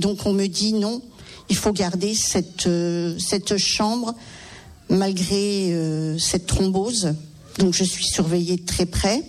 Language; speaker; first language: French; native; French